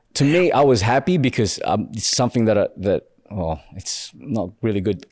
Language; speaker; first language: English; native; English